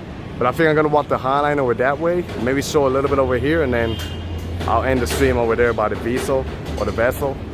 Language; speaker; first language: English; non-native, local second language; Spanish